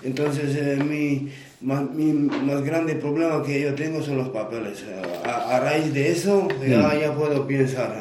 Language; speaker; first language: Spanish; non-native, fluent; Romanian